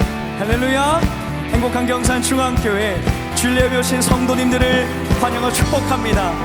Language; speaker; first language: Korean; native; Korean